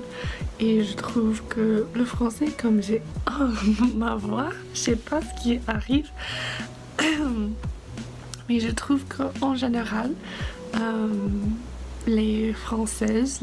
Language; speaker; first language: French; non-native, fluent; English